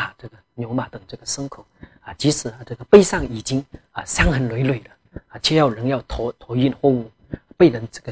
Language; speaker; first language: Chinese; non-native, local second language; Tibetan